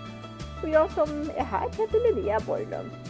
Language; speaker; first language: Swedish; native; Swedish